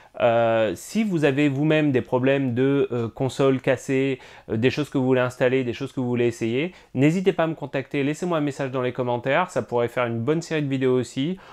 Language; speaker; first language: French; native; French